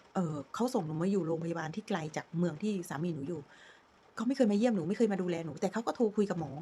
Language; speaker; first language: Thai; native; Thai